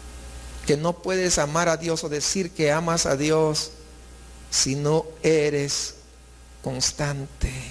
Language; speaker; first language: Spanish; native; Spanish